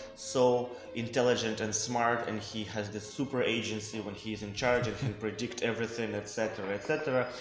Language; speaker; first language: English; non-native, fluent; Russian